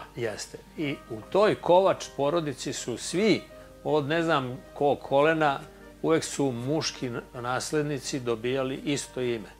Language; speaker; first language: Serbian; native; Serbian